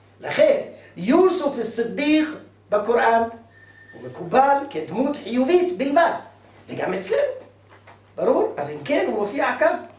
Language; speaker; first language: Hebrew; native; Hebrew